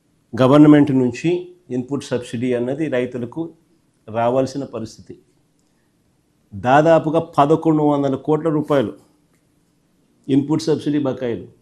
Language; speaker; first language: Telugu; native; Telugu